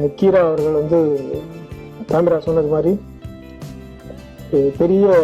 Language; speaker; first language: Tamil; native; Tamil